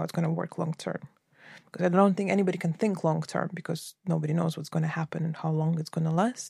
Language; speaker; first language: English; non-native, fluent; Ukrainian